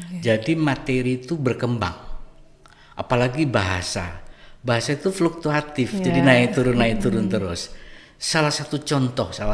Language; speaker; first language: Indonesian; native; Indonesian